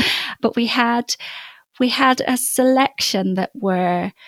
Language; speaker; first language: English; native; English